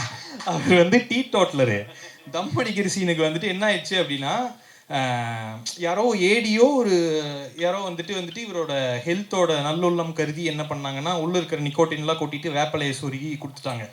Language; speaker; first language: Tamil; native; Tamil